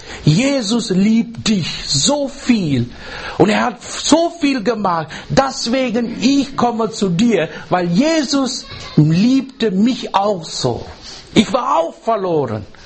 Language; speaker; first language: German; non-native, learner; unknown